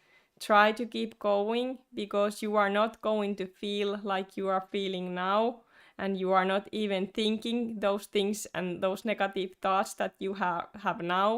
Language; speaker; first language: English; non-native, fluent; Finnish